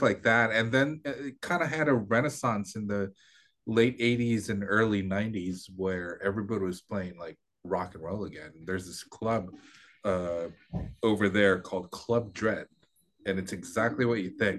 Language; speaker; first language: English; non-native, local second language; Filipino